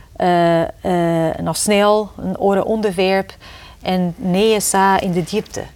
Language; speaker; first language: Dutch; non-native, fluent; Portuguese